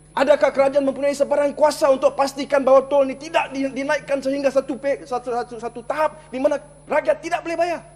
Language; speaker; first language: Malay; non-native, local second language; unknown